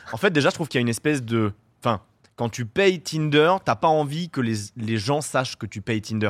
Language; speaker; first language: French; native; French